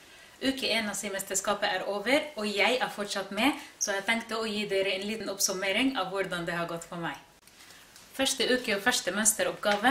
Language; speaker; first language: Norwegian; non-native, fluent; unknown